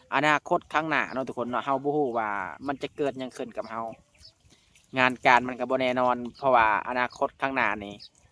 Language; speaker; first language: Lao; native; Lao